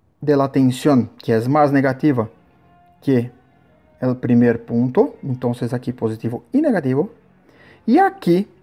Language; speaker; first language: Spanish; non-native, learner; Portuguese